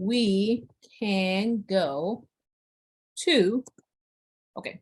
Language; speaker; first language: English; non-native, learner; Spanish